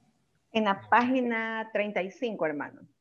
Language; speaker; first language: Spanish; native; Spanish